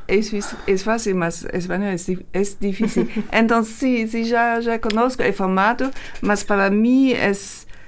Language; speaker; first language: Spanish; non-native, learner; German